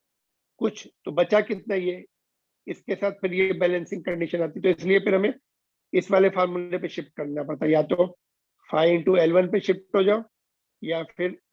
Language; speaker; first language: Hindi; non-native, local second language; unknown